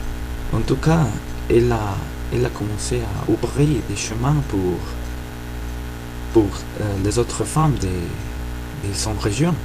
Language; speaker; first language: French; non-native, fluent; Spanish